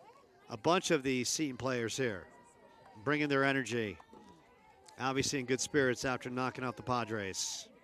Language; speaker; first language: English; native; English